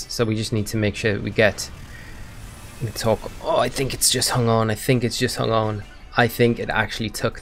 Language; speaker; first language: English; native; English